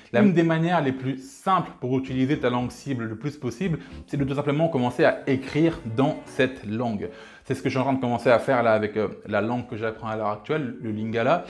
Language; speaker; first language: French; early bilingual, other home language; Lingala